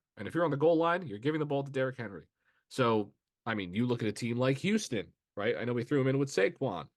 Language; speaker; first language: English; native; English